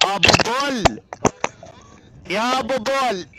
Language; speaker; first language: Arabic; native; Arabic